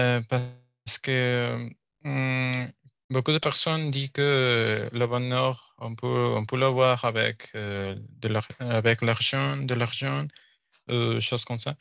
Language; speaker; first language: French; non-native, learner; Spanish